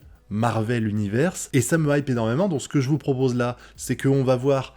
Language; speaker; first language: French; native; French